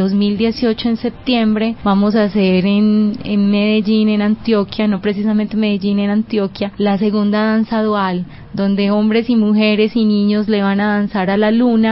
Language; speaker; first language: Spanish; native; Spanish